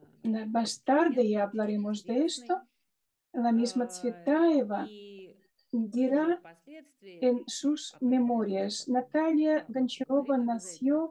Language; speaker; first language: Spanish; non-native, fluent; Russian